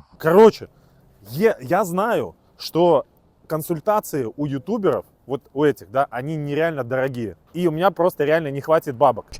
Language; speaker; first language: Russian; native; Russian